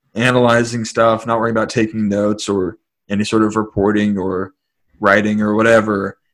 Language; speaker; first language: English; native; English